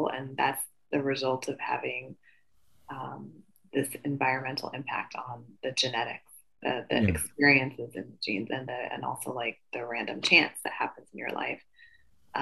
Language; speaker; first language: English; native; English